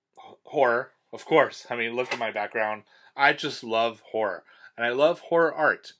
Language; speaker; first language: English; native; English